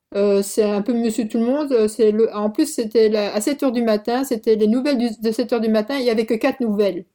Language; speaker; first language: French; early bilingual, other home language; Korean